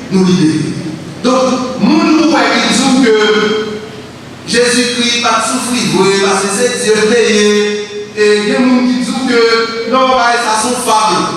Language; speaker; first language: French; non-native, learner; Haitian Creole